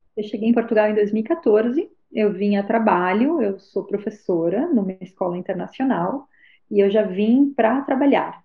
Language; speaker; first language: Portuguese; native; Portuguese